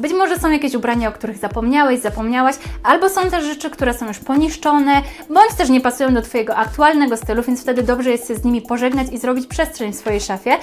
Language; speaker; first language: Polish; native; Polish